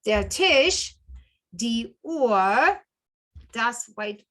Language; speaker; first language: German; non-native, fluent; English